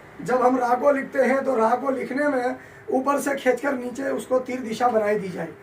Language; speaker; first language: Hindi; native; Hindi